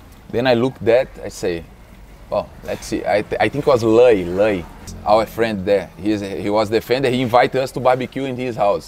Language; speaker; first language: English; non-native, learner; Portuguese